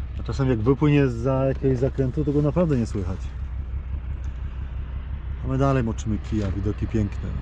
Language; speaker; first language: Polish; native; Polish